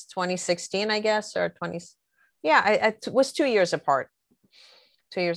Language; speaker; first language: English; native; English